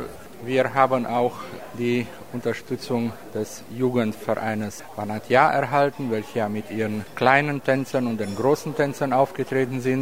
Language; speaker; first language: German; native; German